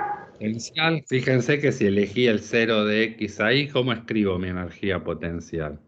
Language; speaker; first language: Spanish; native; Spanish